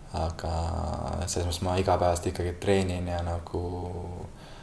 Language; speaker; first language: Estonian; native; Estonian